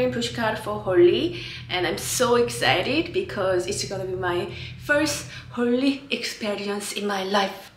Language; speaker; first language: English; non-native, learner; Korean